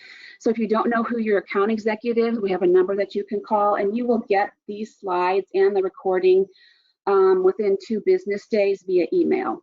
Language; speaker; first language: English; native; English